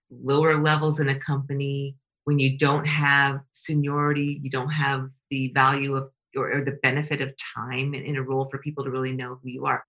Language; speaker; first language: English; native; English